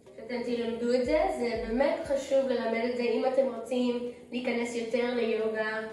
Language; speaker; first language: Hebrew; early bilingual, heritage; English